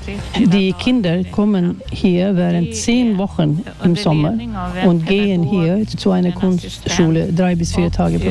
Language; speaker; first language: German; non-native, fluent; Swedish